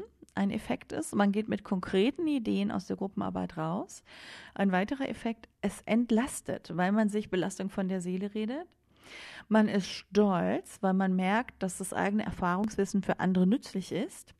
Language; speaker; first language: German; native; German